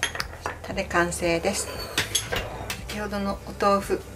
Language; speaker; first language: Japanese; native; Japanese